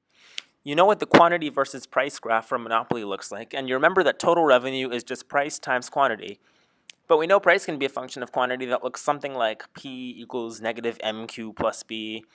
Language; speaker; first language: English; native; English